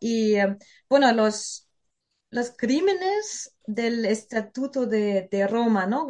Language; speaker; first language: Spanish; non-native, fluent; German